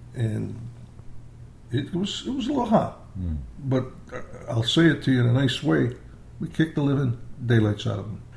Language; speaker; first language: English; native; English